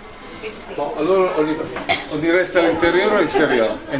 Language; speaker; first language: French; non-native, fluent; Italian